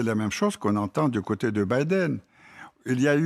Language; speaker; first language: French; non-native, fluent; Russian